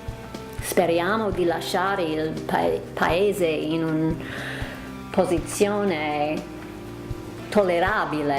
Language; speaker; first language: Italian; non-native, learner; English